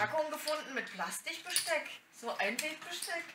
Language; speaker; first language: German; native; German